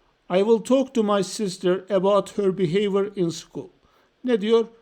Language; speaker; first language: English; non-native, fluent; Turkish